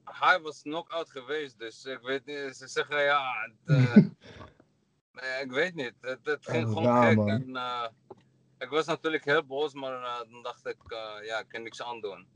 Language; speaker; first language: Dutch; non-native, learner; Arabic